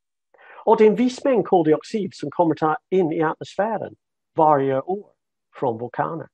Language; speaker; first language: Swedish; non-native, fluent; English